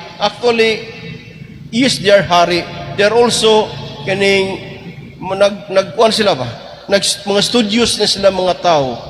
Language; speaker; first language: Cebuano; native; Cebuano